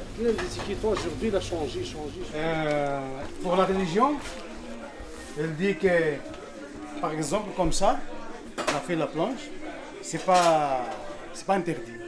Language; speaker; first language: French; non-native, learner; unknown